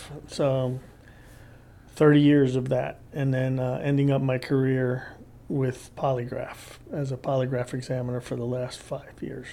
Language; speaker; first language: English; native; English